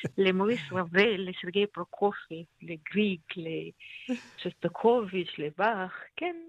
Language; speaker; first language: Hebrew; non-native, fluent; Russian